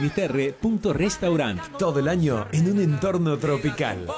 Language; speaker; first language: Spanish; native; Spanish